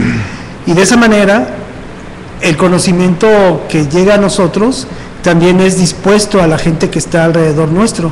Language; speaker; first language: Spanish; native; Spanish